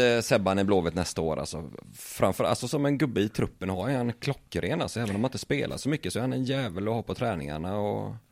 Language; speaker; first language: Swedish; native; Swedish